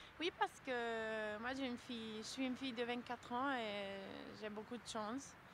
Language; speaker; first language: French; non-native, local second language; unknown